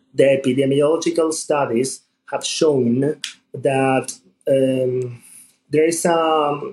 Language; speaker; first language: English; non-native, fluent; Spanish